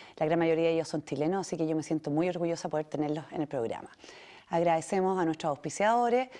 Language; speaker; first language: Spanish; native; Spanish